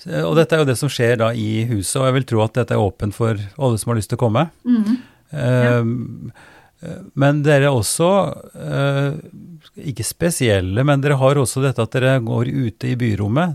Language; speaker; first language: Norwegian; native; Norwegian